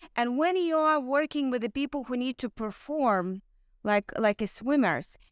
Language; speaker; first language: English; non-native, fluent; Ukrainian